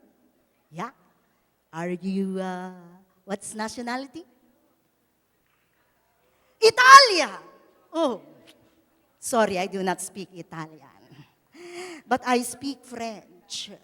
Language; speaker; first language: English; non-native, local second language; Filipino